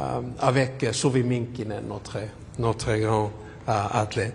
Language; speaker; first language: French; non-native, fluent; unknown